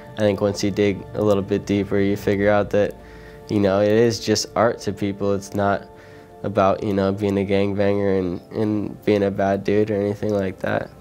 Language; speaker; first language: English; native; English